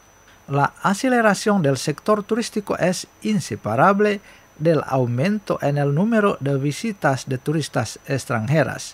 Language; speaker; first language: Spanish; non-native, fluent; Indonesian